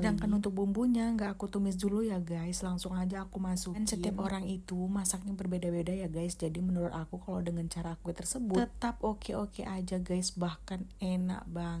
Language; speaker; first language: Indonesian; native; Indonesian